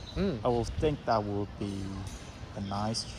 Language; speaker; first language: English; non-native, learner; Chinese